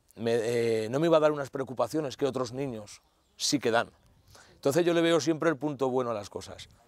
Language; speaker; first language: Spanish; native; Spanish